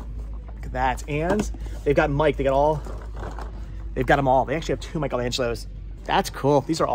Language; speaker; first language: English; native; English